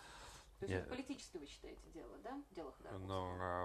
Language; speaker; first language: Russian; native; Russian